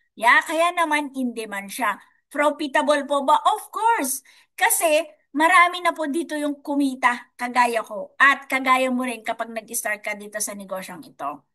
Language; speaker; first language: Filipino; non-native, local second language; Iloko